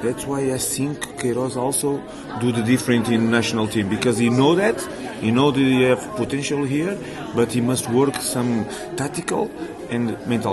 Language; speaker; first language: English; non-native, learner; Portuguese